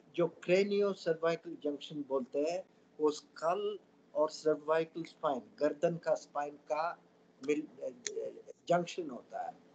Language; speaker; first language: Hindi; non-native, local second language; Tamil